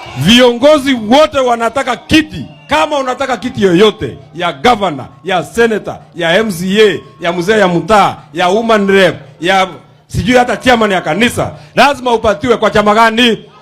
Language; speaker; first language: Swahili; non-native, local second language; Kikuyu